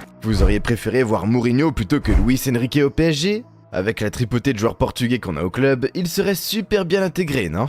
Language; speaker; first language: French; native; French